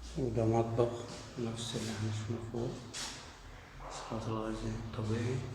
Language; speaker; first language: Arabic; native; Arabic